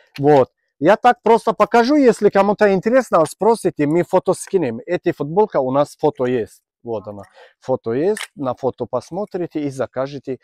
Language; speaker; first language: Russian; non-native, learner; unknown